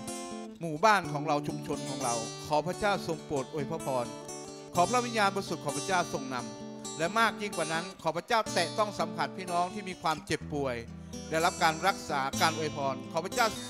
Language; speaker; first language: Thai; native; Thai